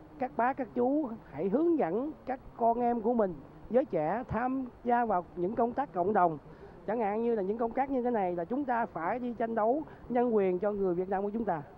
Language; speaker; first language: Vietnamese; native; Vietnamese